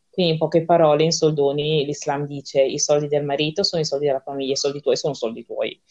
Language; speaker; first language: Italian; early bilingual, other home language; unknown